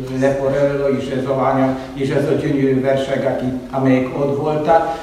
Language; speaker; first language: Hungarian; non-native, fluent; Polish